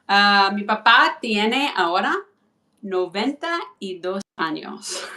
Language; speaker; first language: Spanish; non-native, fluent; English